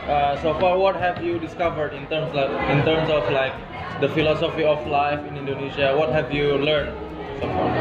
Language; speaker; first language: English; non-native, fluent; Indonesian